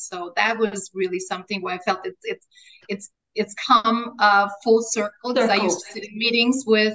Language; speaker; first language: English; non-native, fluent; German